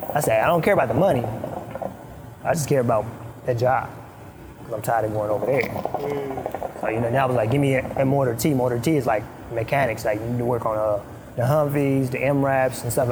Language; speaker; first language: English; non-native, fluent; Arabic